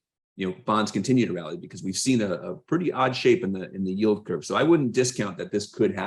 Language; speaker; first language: English; native; English